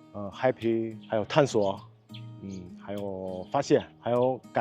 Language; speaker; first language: Chinese; native; Chinese